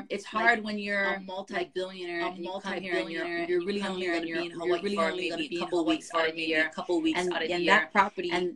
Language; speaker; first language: English; native; English